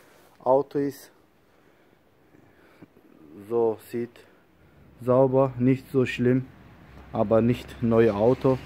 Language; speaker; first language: German; non-native, learner; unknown